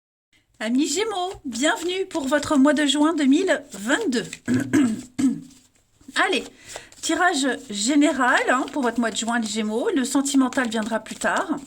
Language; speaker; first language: French; native; French